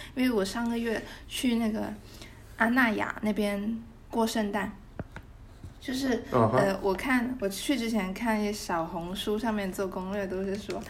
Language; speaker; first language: Chinese; native; Chinese